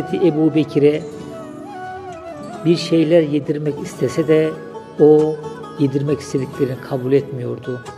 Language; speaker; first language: Turkish; native; Turkish